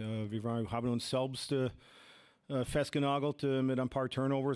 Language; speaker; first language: German; non-native, fluent; English